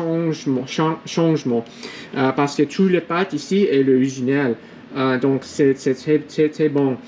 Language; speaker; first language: French; non-native, learner; English